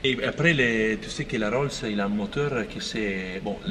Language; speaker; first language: French; non-native, fluent; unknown